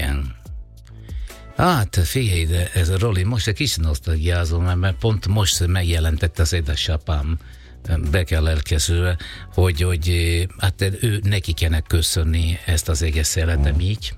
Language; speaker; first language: Hungarian; non-native, learner; Italian